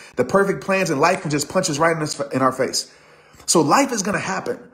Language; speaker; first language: English; native; English